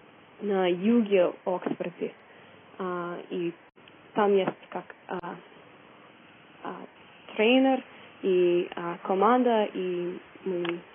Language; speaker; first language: Russian; non-native, learner; English